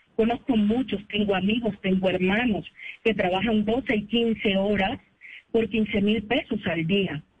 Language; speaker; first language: Spanish; native; Spanish